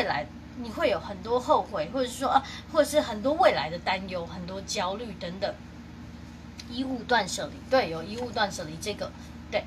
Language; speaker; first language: Chinese; native; Chinese